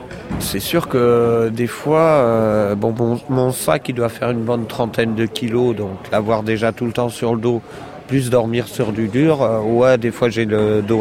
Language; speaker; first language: French; native; French